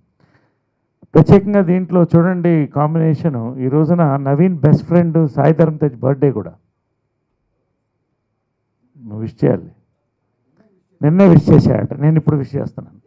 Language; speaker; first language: Telugu; native; Telugu